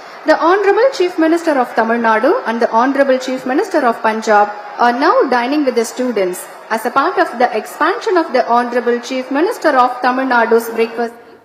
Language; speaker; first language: English; non-native, local second language; Tamil